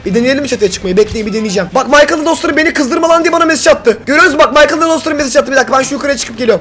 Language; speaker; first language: Turkish; native; Turkish